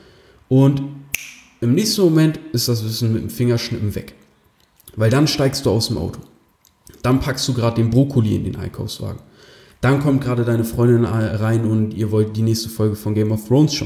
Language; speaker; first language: German; native; German